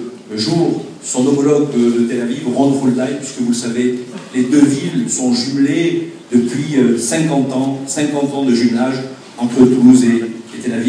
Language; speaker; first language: French; native; French